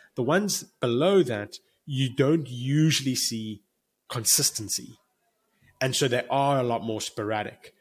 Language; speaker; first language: English; native; English